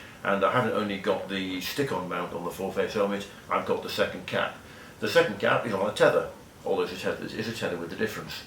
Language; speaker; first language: English; native; English